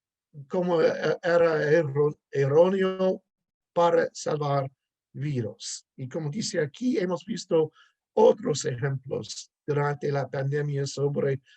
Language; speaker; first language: Spanish; non-native, fluent; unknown